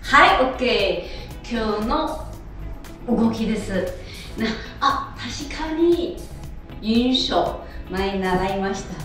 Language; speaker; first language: Japanese; non-native, fluent; Chinese